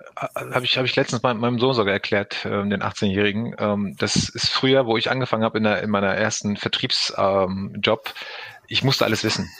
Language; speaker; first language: German; early bilingual, other home language; Turkish